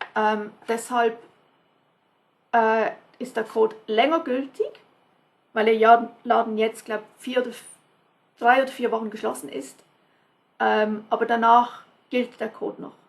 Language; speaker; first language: German; non-native, fluent; English